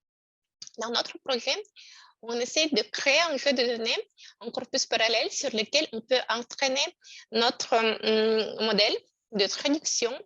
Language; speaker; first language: French; non-native, fluent; Russian